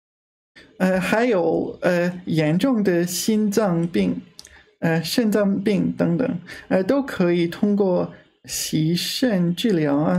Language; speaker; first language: Chinese; non-native, learner; English